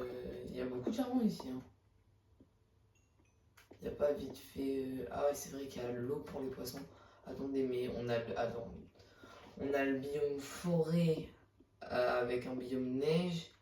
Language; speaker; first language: French; native; French